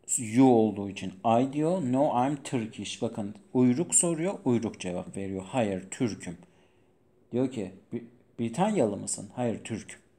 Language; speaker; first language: Turkish; non-native, fluent; Persian